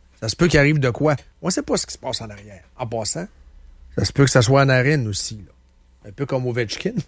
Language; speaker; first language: French; native; French